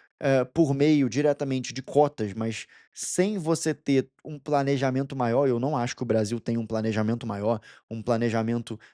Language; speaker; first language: Portuguese; native; Portuguese